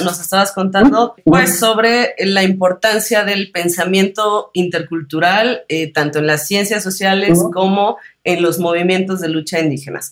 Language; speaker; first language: Spanish; native; Spanish